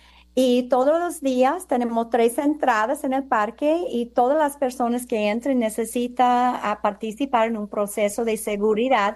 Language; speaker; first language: Spanish; non-native, fluent; English